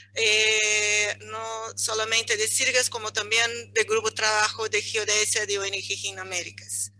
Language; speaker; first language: Spanish; non-native, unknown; Portuguese